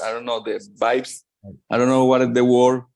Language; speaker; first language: English; non-native, learner; Spanish